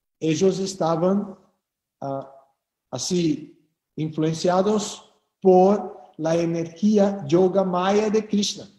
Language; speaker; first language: Spanish; non-native, fluent; Portuguese